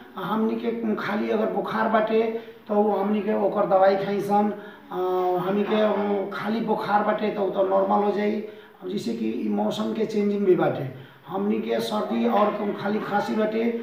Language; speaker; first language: Bhojpuri; native; Bhojpuri